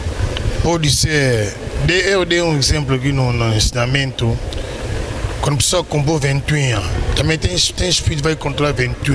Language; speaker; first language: Portuguese; non-native, learner; Lingala